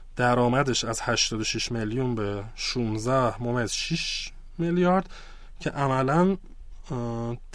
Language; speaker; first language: Persian; native; Persian